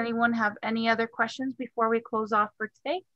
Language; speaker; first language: English; native; English